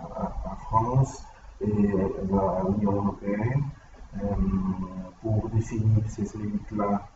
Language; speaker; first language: French; non-native, learner; Portuguese